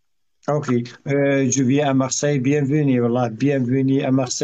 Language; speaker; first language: French; non-native, learner; Arabic